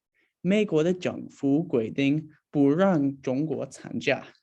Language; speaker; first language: Chinese; non-native, learner; English